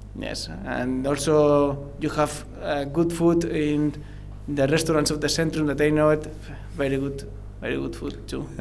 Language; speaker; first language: English; non-native, learner; Spanish